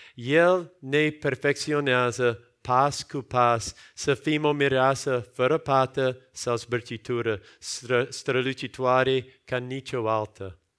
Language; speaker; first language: Romanian; non-native, fluent; English